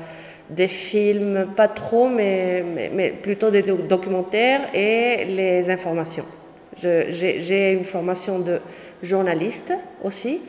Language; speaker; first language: French; non-native, fluent; Spanish